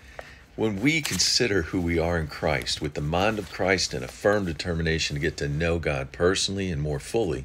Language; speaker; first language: English; native; English